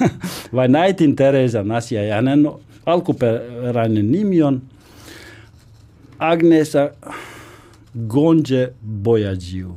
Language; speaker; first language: Finnish; non-native, learner; Albanian